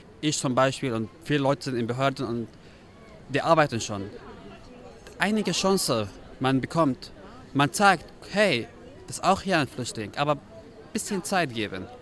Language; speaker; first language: German; non-native, learner; Arabic